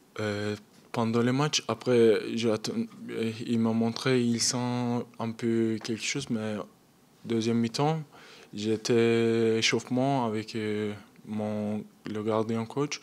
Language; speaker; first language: French; non-native, learner; Turkish